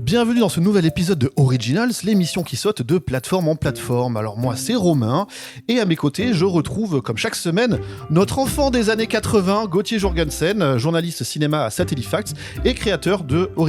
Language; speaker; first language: French; native; French